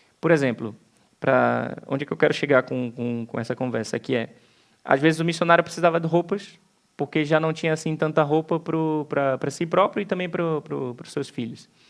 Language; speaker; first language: Portuguese; native; Portuguese